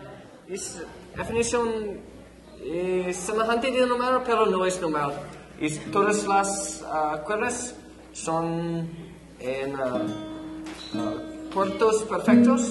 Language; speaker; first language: Spanish; non-native, learner; English